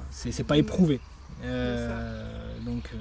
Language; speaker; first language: French; native; French